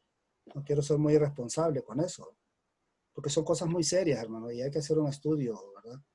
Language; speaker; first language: Spanish; native; Spanish